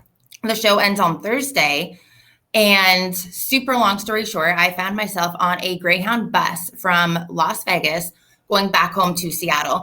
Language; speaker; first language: English; native; English